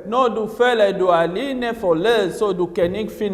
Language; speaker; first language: Danish; non-native, fluent; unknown